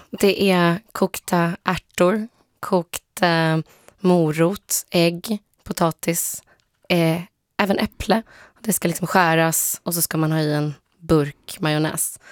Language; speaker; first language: Swedish; early bilingual, other home language; Polish